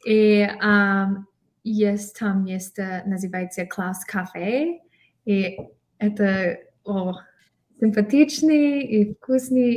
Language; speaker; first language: Russian; non-native, learner; English